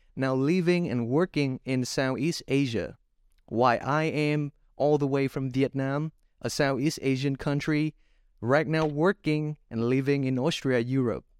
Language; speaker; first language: English; non-native, fluent; Vietnamese